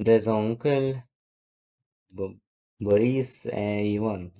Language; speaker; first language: French; non-native, learner; Russian